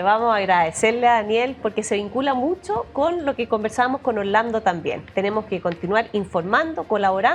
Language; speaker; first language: Spanish; native; Spanish